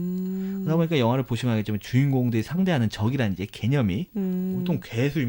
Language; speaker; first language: Korean; native; Korean